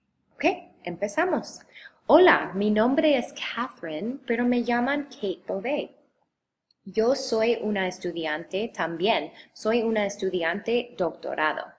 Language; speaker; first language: Spanish; non-native, fluent; English